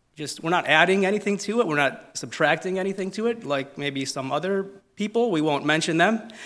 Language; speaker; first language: English; non-native, fluent; Italian